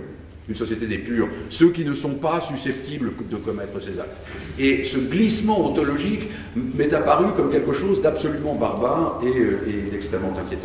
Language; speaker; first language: French; native; French